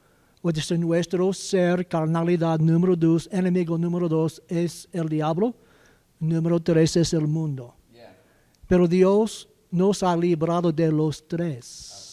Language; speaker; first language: Spanish; non-native, learner; English